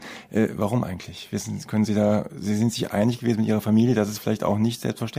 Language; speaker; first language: German; native; German